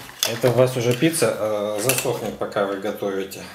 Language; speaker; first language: Russian; native; Russian